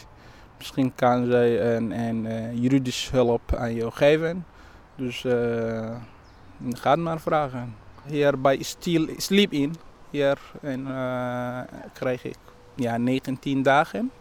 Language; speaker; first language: Dutch; non-native, learner; Somali